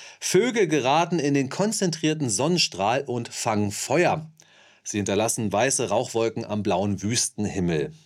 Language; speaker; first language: German; native; German